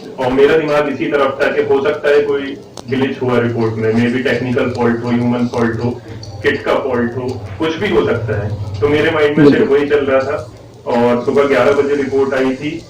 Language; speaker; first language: Hindi; native; Hindi